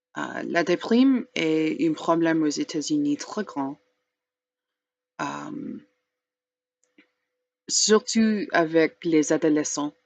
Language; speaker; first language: French; non-native, learner; English